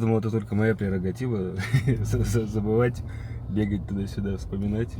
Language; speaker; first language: Russian; native; Russian